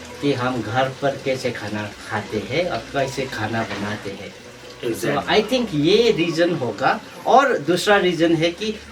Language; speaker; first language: Hindi; non-native, local second language; Nepali